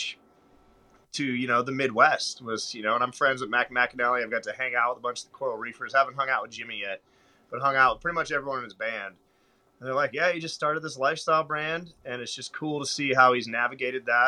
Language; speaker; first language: English; native; English